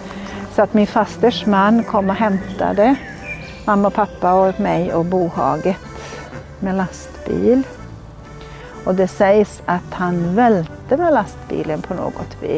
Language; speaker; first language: Swedish; native; Swedish